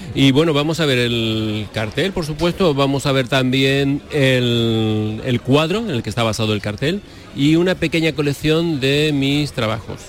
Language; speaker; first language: Spanish; native; Spanish